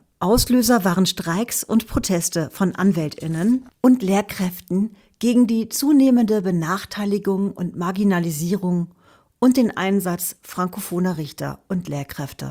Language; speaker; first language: German; native; German